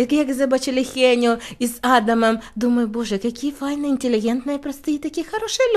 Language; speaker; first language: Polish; non-native, learner; Russian